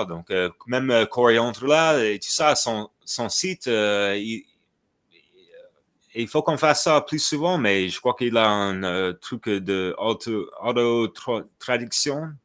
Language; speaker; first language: French; non-native, fluent; English